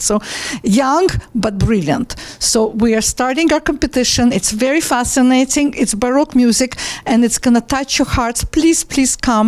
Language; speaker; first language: English; non-native, fluent; Russian